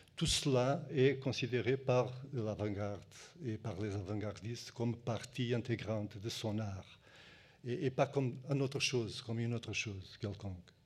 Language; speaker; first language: French; non-native, fluent; Portuguese